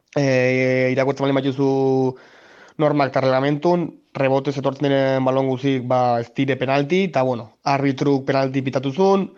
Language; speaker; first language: Basque; native; Basque